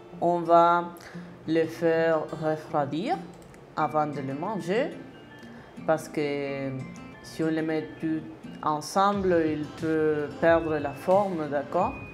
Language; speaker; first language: French; non-native, learner; Spanish